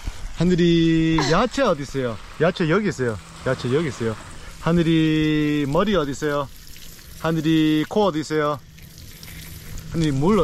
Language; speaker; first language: Korean; early bilingual, heritage; Korean